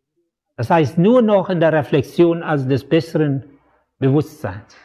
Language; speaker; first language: German; native; German